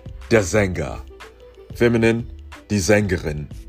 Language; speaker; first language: German; non-native, fluent; English